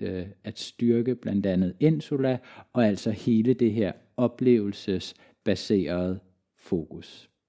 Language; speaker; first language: Danish; native; Danish